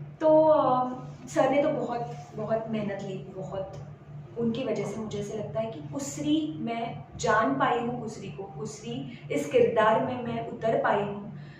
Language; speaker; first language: Hindi; non-native, local second language; Marathi